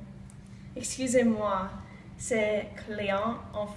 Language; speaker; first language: French; non-native, learner; English